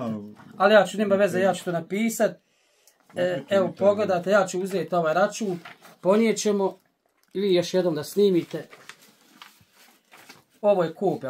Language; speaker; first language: Bosnian; native; Bosnian